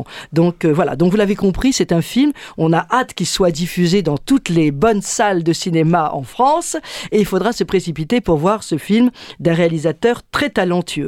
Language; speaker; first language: French; native; French